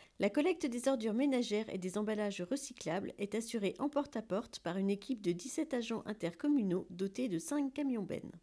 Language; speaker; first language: French; native; French